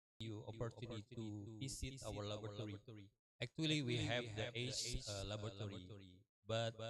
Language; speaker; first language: English; non-native, learner; Indonesian